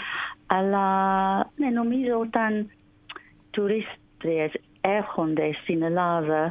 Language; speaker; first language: Greek; non-native, learner; English